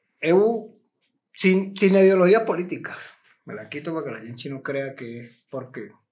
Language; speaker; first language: Portuguese; non-native, learner; Spanish